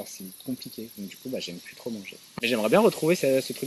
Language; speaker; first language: French; native; French